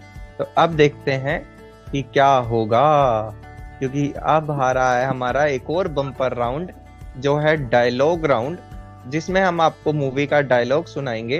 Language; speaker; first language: Hindi; native; Hindi